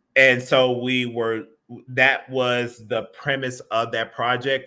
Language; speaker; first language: English; native; English